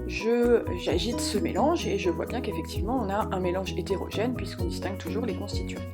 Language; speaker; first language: French; native; French